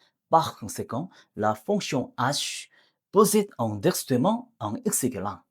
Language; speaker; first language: French; non-native, learner; Korean